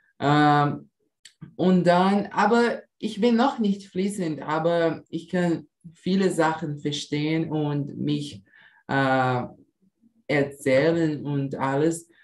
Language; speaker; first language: German; non-native, learner; Portuguese